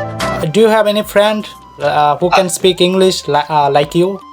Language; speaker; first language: English; non-native, fluent; Bangla